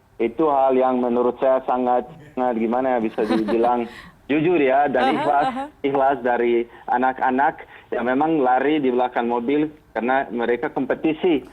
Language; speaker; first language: Indonesian; non-native, fluent; Bosnian